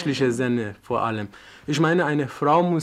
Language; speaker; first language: German; non-native, learner; Persian